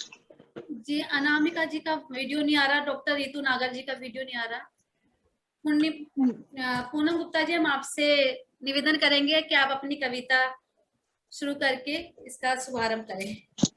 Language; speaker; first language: Hindi; native; Hindi